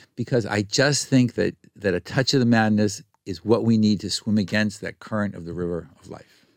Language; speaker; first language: English; native; English